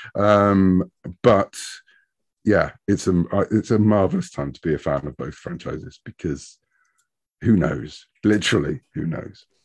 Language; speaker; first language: English; native; English